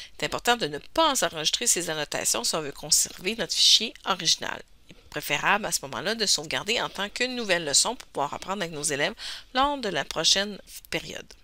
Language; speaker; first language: French; native; French